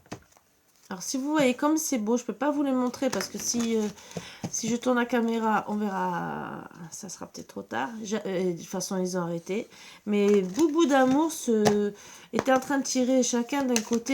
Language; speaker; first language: French; native; French